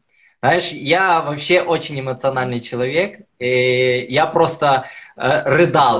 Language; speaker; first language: Russian; native; Russian